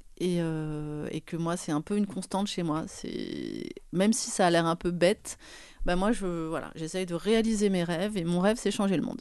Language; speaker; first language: French; native; French